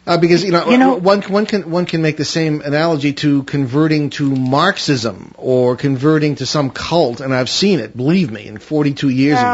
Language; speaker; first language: English; native; English